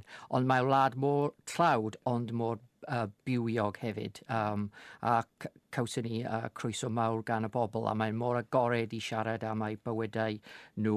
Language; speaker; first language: Welsh; non-native, fluent; English